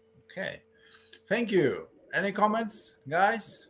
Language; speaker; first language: English; non-native, fluent; Polish